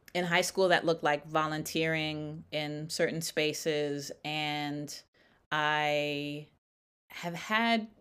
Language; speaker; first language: English; native; English